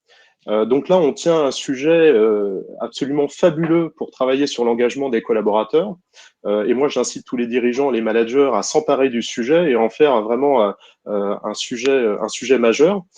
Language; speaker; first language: French; native; French